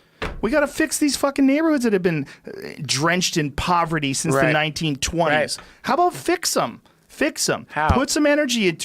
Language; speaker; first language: English; native; English